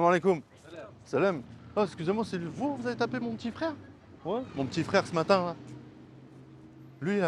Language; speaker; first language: French; native; French